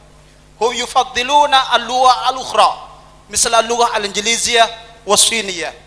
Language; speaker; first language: Arabic; non-native, learner; Indonesian